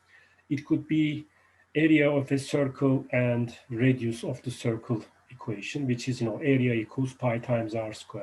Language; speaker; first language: English; non-native, fluent; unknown